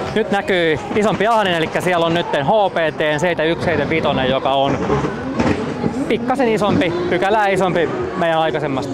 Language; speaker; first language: Finnish; native; Finnish